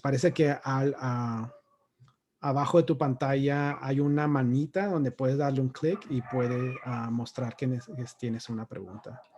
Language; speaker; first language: Spanish; native; Spanish